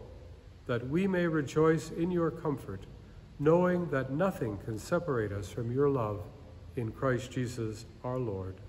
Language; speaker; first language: English; native; English